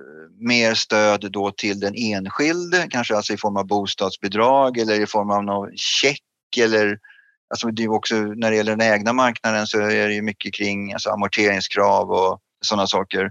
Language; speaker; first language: Swedish; native; Swedish